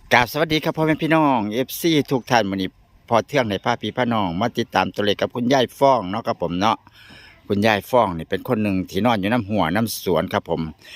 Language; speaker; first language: Thai; native; Thai